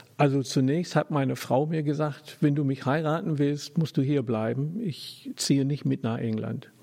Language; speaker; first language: German; non-native, fluent; English